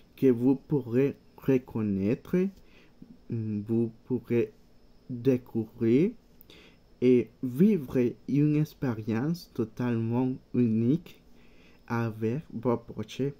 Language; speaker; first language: French; non-native, learner; Spanish